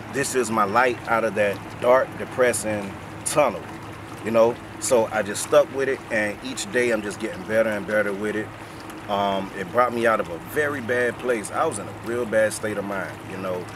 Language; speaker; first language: English; native; English